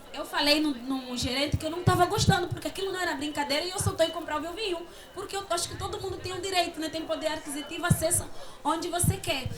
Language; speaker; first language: Portuguese; native; Portuguese